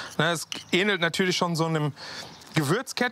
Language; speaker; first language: German; native; German